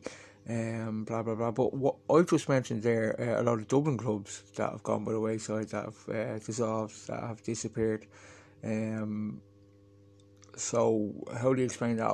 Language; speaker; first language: English; native; English